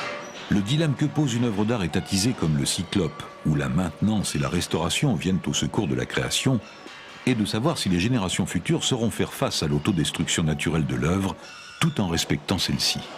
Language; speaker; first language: French; native; French